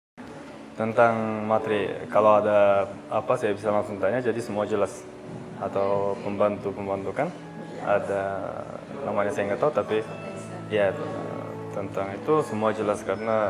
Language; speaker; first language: Indonesian; non-native, fluent; Russian